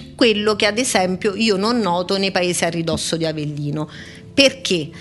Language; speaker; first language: Italian; native; Italian